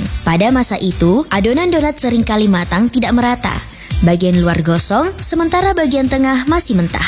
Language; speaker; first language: Indonesian; native; Indonesian